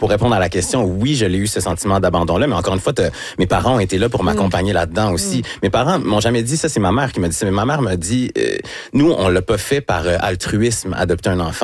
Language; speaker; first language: French; native; French